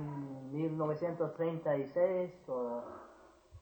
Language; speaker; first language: Spanish; non-native, fluent; English